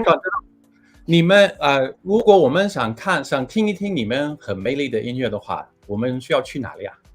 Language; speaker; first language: Chinese; non-native, fluent; English